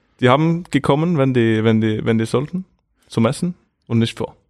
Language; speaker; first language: German; non-native, fluent; Norwegian